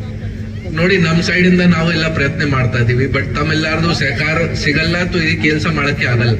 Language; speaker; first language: Kannada; non-native, fluent; Hindi